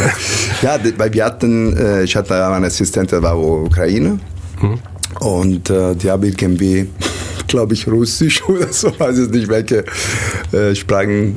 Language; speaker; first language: German; non-native, learner; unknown